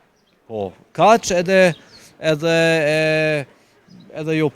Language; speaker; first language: Albanian; non-native, fluent; German